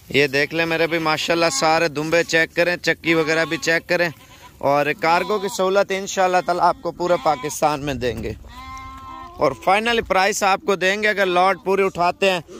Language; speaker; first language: Urdu; non-native, local second language; Punjabi